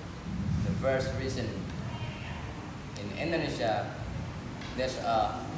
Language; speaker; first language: English; non-native, learner; Indonesian